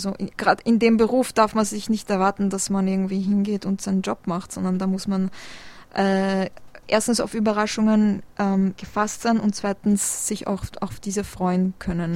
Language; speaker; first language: German; early bilingual, other home language; Polish